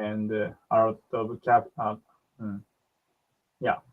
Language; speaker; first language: English; non-native, learner; Japanese